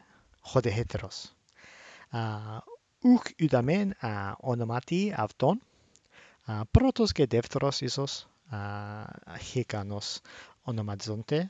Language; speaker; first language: Greek; non-native, fluent; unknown